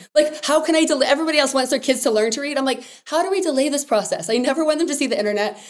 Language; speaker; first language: English; native; English